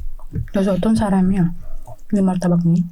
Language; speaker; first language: Korean; non-native, fluent; Indonesian